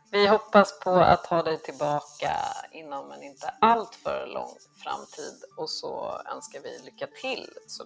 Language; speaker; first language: Swedish; native; Swedish